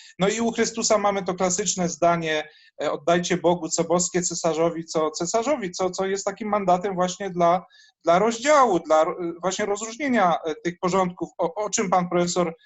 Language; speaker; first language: Polish; native; Polish